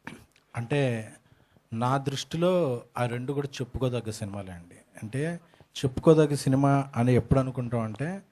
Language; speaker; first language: Telugu; native; Telugu